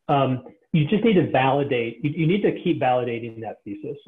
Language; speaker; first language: English; native; English